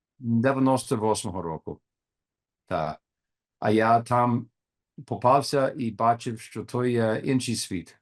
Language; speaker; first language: Ukrainian; non-native, learner; English